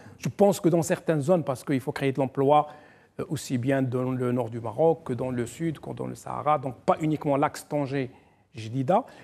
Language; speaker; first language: French; non-native, local second language; Arabic